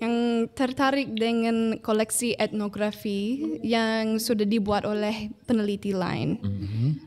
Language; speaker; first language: Indonesian; non-native, fluent; English